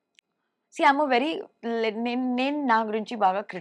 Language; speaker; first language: Telugu; non-native, learner; Hindi